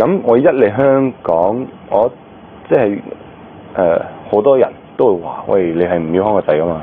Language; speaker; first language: Cantonese; early bilingual, heritage; Cantonese